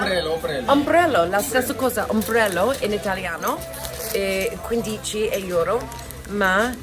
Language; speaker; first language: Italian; non-native, learner; English